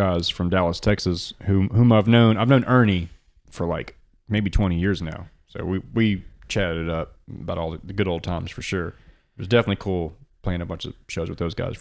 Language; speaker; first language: English; native; English